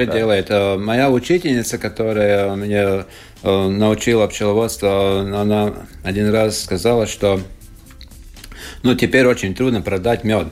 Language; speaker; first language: Russian; non-native, local second language; Latvian